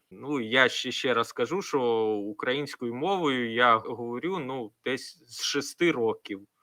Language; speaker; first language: Ukrainian; non-native, local second language; Russian